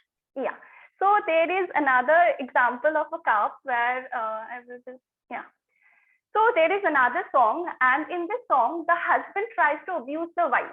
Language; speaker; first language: English; non-native, local second language; Bangla